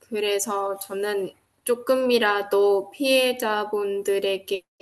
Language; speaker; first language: Korean; non-native, fluent; Vietnamese